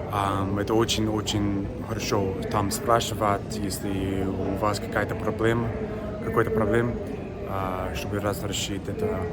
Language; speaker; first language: Russian; non-native, learner; English